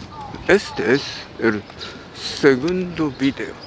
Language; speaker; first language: Spanish; non-native, learner; Japanese